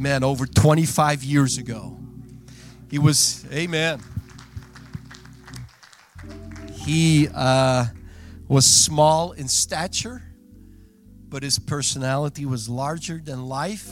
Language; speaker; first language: English; non-native, fluent; Dutch